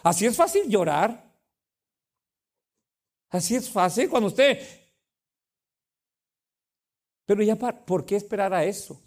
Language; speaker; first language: Spanish; native; Spanish